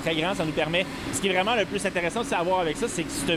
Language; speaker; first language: French; native; French